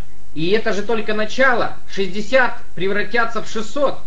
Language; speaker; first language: Russian; native; Russian